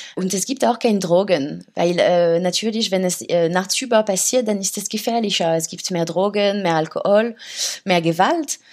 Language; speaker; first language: German; non-native, fluent; French